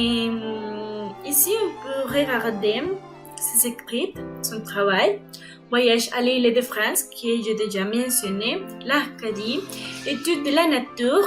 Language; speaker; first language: French; non-native, learner; Spanish